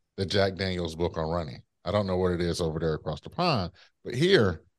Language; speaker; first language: English; native; English